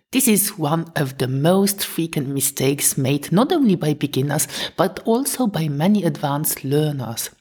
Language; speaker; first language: English; non-native, fluent; Luxembourgish